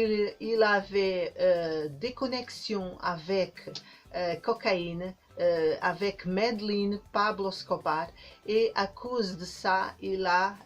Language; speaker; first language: French; non-native, learner; Portuguese